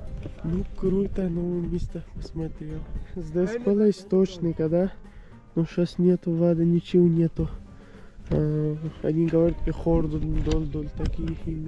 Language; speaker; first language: Russian; non-native, learner; Persian